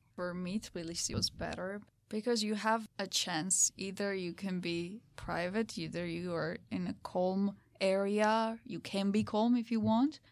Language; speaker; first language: English; non-native, fluent; Georgian